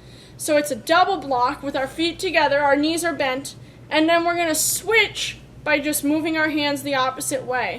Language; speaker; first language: English; native; English